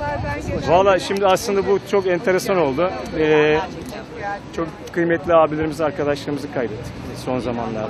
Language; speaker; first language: Turkish; native; Turkish